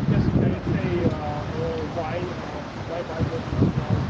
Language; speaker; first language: English; non-native, learner; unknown